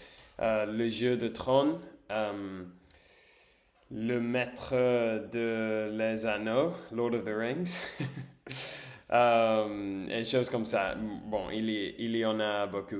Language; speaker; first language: French; non-native, learner; English